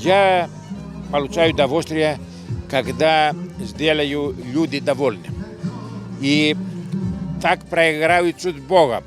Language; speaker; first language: Russian; non-native, learner; Greek